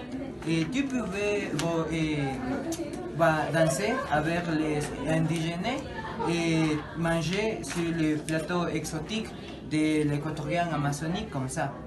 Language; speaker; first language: French; non-native, learner; Spanish